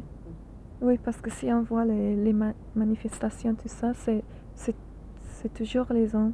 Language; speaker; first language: French; non-native, learner; English